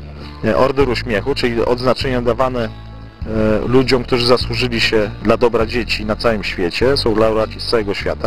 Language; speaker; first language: Polish; native; Polish